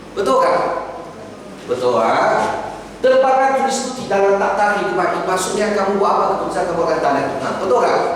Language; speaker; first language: Malay; non-native, local second language; Chinese